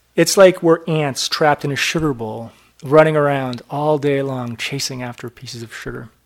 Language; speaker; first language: English; native; English